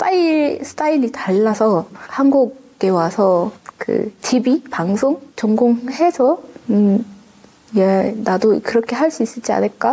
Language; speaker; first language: Korean; non-native, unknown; Arabic